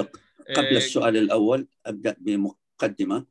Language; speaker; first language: Arabic; native; Arabic